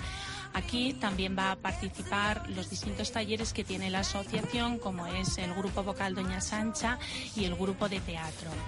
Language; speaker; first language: Spanish; native; Spanish